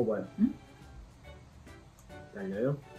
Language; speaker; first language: Vietnamese; non-native, learner; Korean